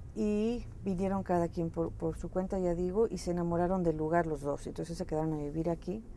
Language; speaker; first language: Spanish; native; Spanish